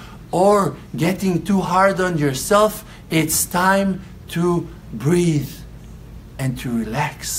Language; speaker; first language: English; non-native, fluent; Hebrew